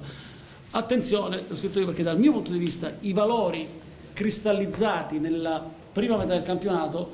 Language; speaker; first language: Italian; native; Italian